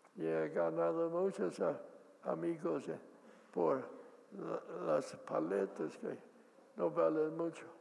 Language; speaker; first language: Spanish; non-native, fluent; English